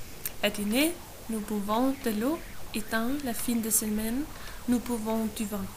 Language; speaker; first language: French; non-native, learner; Danish